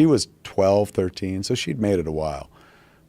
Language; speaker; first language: English; native; English